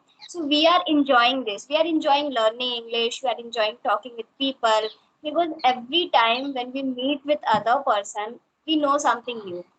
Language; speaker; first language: English; non-native, local second language; Hindi